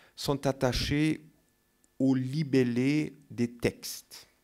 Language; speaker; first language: French; non-native, fluent; German